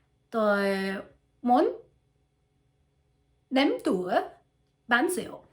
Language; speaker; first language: Vietnamese; non-native, learner; French